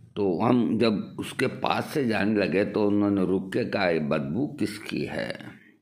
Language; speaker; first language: Hindi; native; Hindi